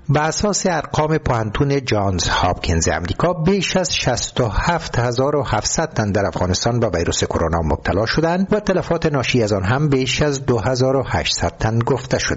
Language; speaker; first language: Persian; native; Persian